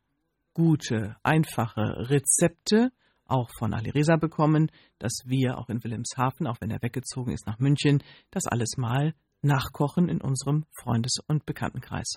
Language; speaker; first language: German; native; German